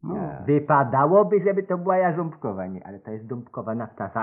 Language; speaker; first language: Polish; native; Polish